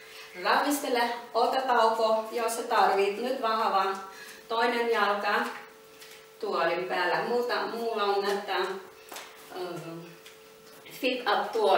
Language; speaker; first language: Finnish; non-native, learner; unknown